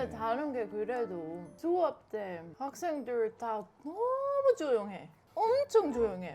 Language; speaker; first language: Korean; non-native, learner; Dutch